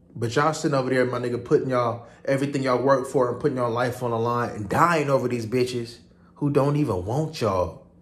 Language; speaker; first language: English; native; English